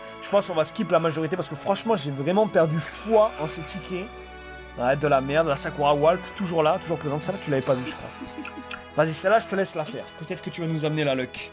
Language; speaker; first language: French; native; French